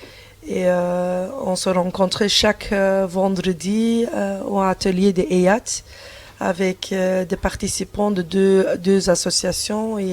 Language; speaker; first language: French; non-native, fluent; Turkish